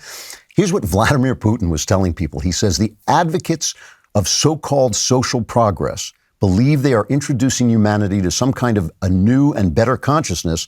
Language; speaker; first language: English; native; English